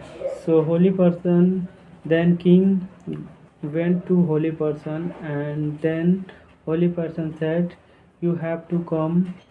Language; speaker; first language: English; non-native, learner; Hindi